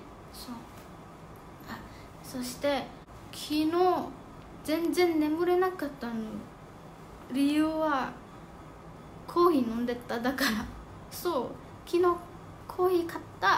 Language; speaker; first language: Japanese; non-native, fluent; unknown